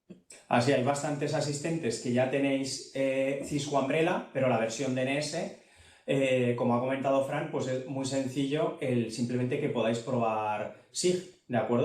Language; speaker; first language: Spanish; native; Spanish